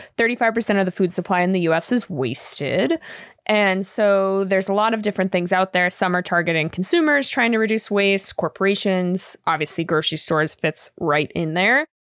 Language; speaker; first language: English; native; English